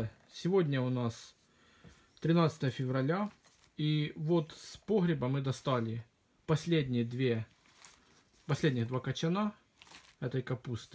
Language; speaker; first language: Russian; native; Russian